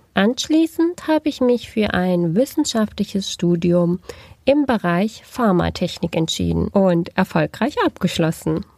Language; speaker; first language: German; early bilingual, other home language; Turkish